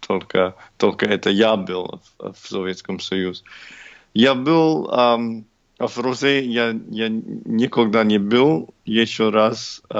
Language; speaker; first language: Russian; non-native, learner; English